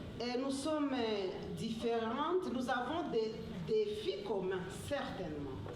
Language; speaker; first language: French; non-native, local second language; Swahili